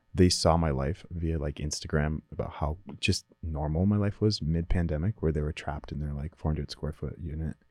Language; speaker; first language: English; native; English